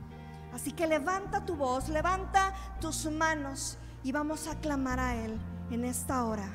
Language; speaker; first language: Spanish; native; Spanish